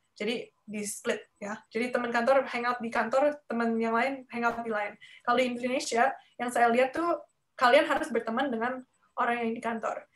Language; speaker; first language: Indonesian; early bilingual, heritage; Indonesian